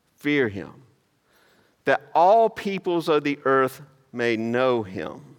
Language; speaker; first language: English; native; English